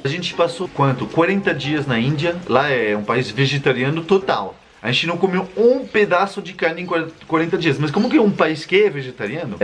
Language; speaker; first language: Portuguese; non-native, fluent; French